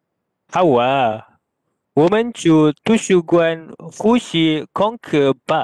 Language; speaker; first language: Chinese; non-native, learner; Malay